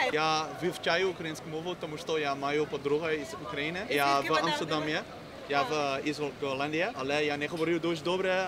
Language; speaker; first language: Ukrainian; non-native, learner; Dutch